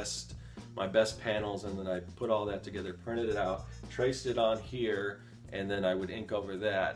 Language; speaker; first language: English; native; English